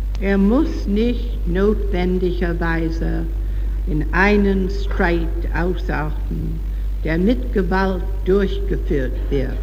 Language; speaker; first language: German; non-native, learner; English